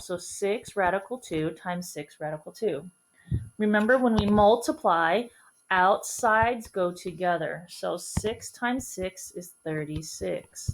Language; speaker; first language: English; native; English